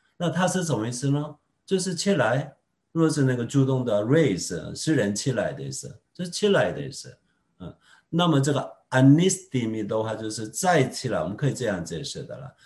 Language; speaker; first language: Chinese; non-native, fluent; Korean